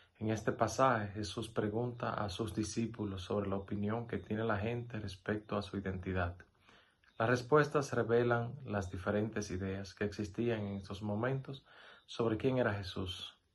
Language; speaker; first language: Spanish; native; Spanish